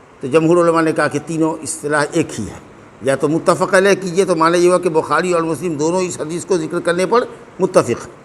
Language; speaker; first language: Urdu; native; Urdu